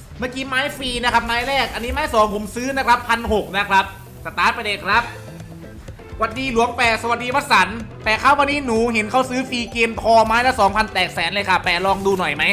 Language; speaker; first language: Thai; native; Thai